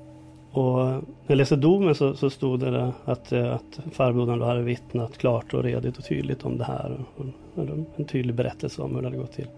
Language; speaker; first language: Swedish; native; Swedish